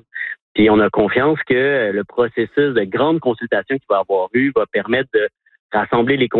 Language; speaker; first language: French; native; French